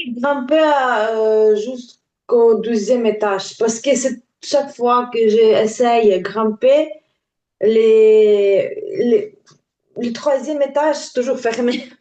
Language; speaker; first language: French; non-native, learner; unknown